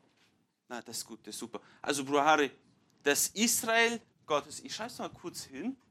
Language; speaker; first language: German; non-native, fluent; English